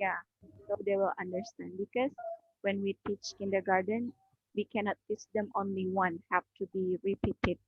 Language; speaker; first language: English; non-native, learner; Indonesian